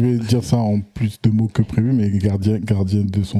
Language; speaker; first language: French; native; French